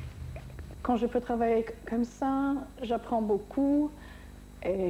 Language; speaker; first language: French; non-native, fluent; English